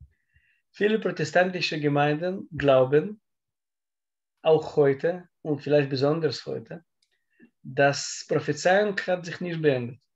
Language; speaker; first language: German; non-native, learner; Russian